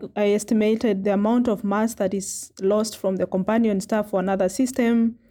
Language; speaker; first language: English; non-native, local second language; Kamba